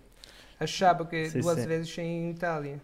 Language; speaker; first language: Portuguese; non-native, learner; Italian